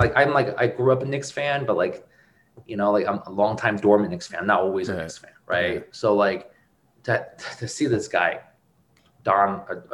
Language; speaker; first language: English; native; English